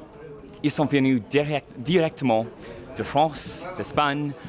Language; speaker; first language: French; non-native, local second language; English